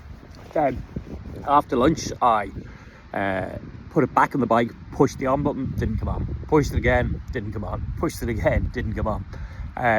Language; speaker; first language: English; native; English